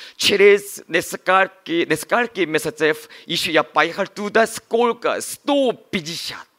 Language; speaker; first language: Russian; non-native, learner; Korean